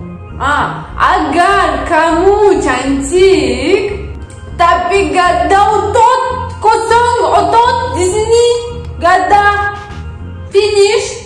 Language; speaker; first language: Indonesian; non-native, learner; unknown